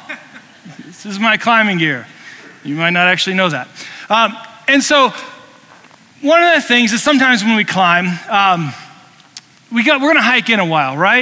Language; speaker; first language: English; native; English